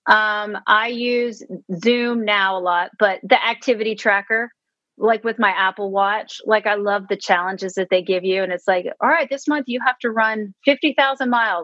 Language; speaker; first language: English; native; English